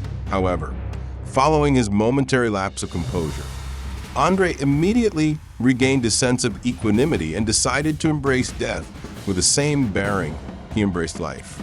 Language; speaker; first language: English; native; English